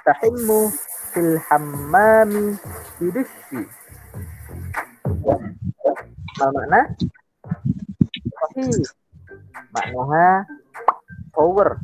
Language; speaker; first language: Arabic; non-native, learner; Indonesian